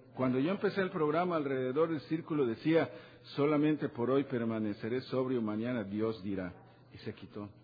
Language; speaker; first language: Spanish; native; Spanish